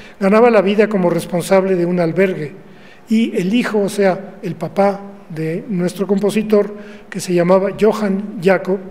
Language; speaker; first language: Spanish; native; Spanish